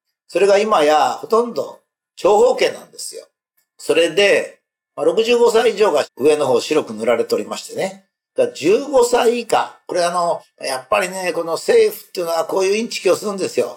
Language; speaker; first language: Japanese; native; Japanese